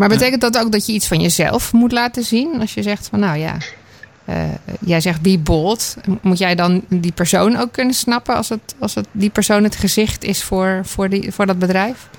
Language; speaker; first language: Dutch; native; Dutch